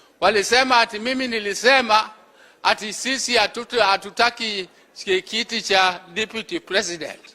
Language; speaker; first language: Swahili; non-native, local second language; Luo (Kenya and Tanzania)